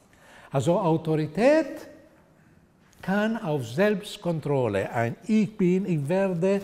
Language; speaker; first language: German; non-native, fluent; Portuguese